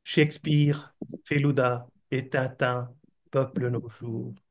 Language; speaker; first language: French; non-native, fluent; Bangla